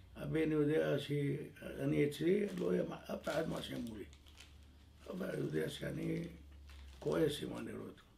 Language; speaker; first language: Hebrew; non-native, fluent; French